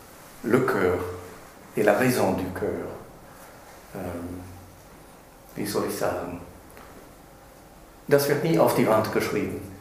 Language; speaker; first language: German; non-native, fluent; English